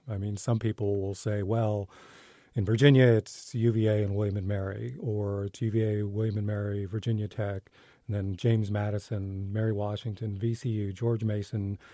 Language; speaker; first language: English; native; English